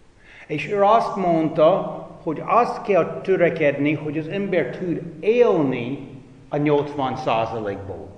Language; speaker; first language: Hungarian; non-native, fluent; English